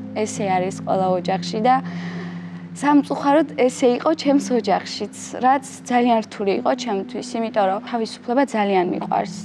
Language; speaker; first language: Georgian; non-native, local second language; Azerbaijani